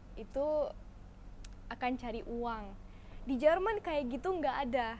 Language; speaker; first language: Indonesian; non-native, fluent; German